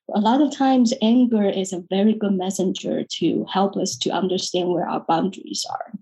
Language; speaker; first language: English; non-native, fluent; Chinese